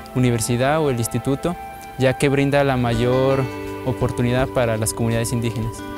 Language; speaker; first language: Spanish; native; Spanish